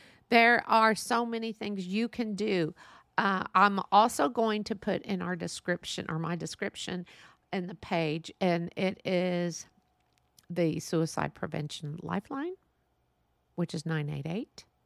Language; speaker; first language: English; native; English